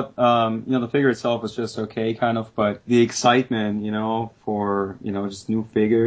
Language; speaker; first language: English; non-native, fluent; German